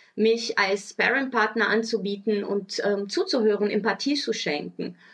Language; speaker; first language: German; early bilingual, other home language; Portuguese